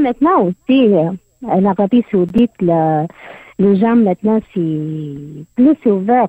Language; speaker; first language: French; non-native, learner; Arabic